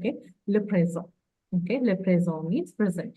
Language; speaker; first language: French; non-native, fluent; English